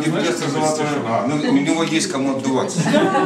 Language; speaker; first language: Russian; native; Russian